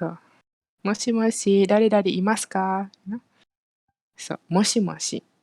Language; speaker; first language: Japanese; non-native, fluent; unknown